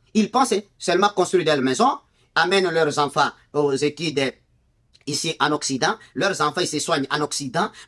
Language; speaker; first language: French; non-native, local second language; Swahili